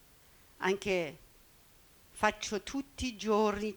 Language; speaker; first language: Italian; non-native, learner; Persian